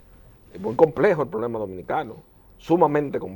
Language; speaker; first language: Spanish; native; Spanish